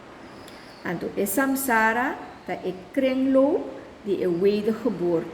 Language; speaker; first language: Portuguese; non-native, learner; Papiamento